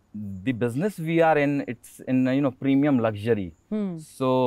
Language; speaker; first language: Hindi; native; Hindi